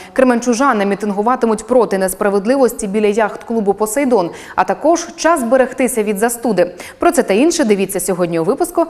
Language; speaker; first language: Ukrainian; native; Ukrainian